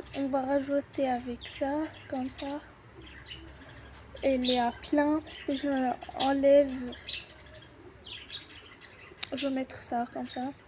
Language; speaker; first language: French; non-native, learner; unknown